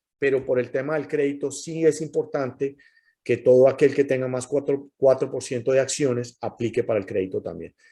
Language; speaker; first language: Spanish; native; Spanish